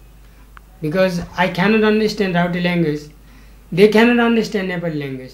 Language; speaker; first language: English; non-native, learner; Nepali